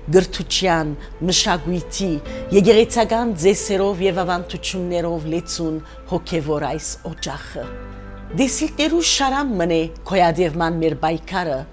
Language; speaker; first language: Armenian; native; Armenian